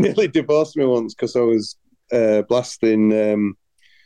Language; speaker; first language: English; native; English